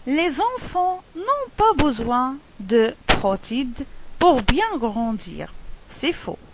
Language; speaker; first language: French; non-native, local second language; Arabic